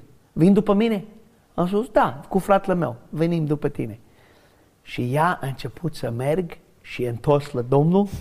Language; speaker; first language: Romanian; non-native, learner; English